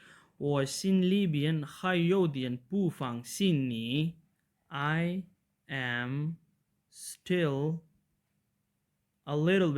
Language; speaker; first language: Chinese; non-native, learner; Urdu